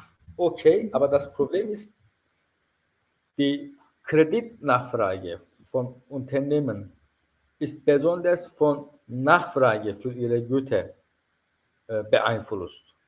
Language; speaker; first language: German; non-native, fluent; Turkish